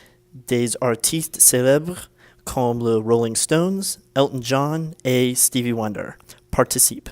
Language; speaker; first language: French; non-native, learner; English